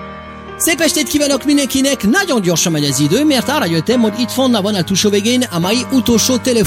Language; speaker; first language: Hungarian; non-native, fluent; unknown